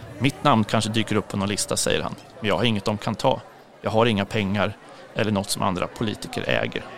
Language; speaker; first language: Swedish; native; Swedish